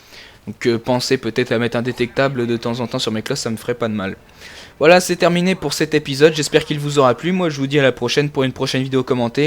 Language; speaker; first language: French; native; French